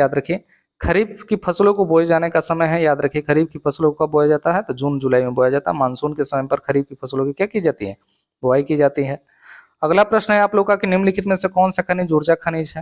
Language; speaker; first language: Hindi; native; Hindi